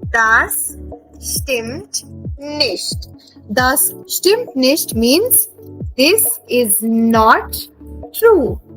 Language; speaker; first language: German; non-native, fluent; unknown